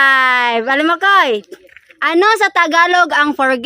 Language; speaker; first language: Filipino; non-native, local second language; Cebuano